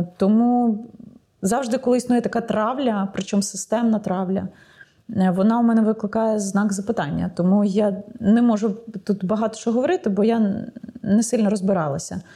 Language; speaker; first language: Ukrainian; non-native, local second language; Russian